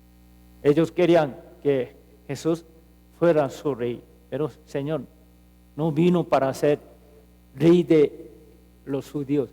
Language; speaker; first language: Spanish; non-native, fluent; Korean